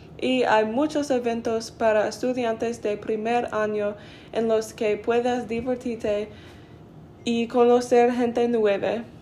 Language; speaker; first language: Spanish; non-native, learner; English